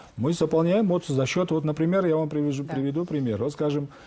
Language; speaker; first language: Russian; non-native, local second language; Georgian